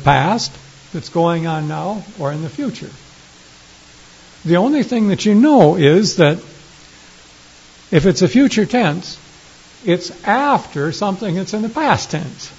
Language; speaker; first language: English; native; English